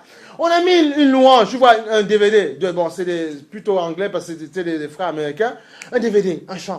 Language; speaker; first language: French; native; French